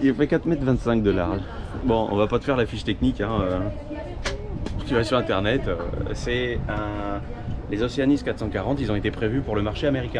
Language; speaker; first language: French; native; French